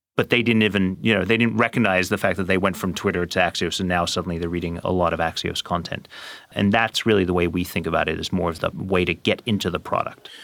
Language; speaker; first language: English; native; English